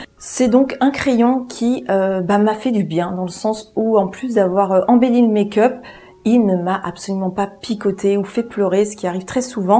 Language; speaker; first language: French; native; French